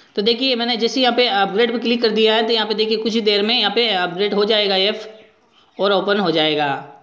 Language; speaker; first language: Hindi; native; Hindi